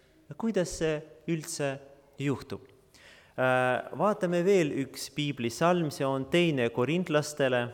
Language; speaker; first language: Estonian; non-native, local second language; Russian